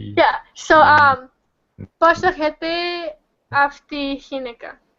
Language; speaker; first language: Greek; non-native, learner; English